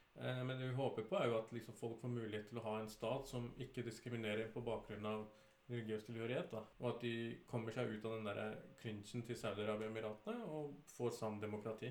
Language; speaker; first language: Norwegian; early bilingual, other home language; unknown